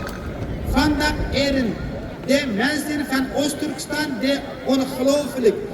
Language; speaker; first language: Dutch; non-native, local second language; Uyghur